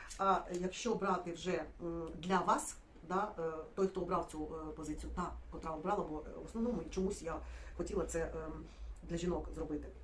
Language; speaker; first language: Ukrainian; non-native, local second language; Russian